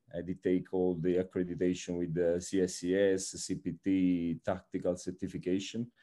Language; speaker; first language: English; non-native, fluent; Italian